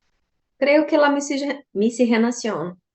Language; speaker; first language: Spanish; non-native, learner; Portuguese